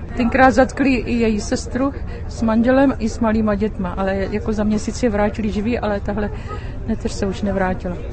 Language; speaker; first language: Czech; native; Czech